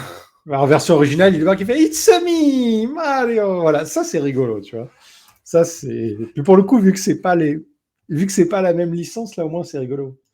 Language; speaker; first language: French; native; French